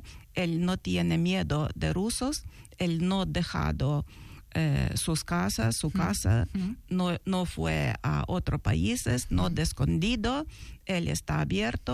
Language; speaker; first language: Spanish; non-native, learner; Ukrainian